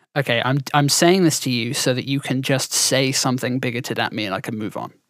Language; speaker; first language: English; native; English